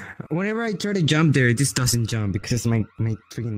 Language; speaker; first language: English; non-native, learner; Spanish